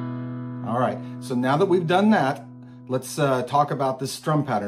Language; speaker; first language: English; native; English